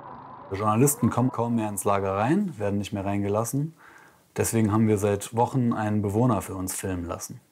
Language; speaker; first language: German; native; German